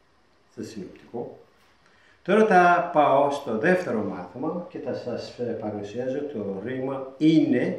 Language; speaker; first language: Greek; non-native, fluent; Persian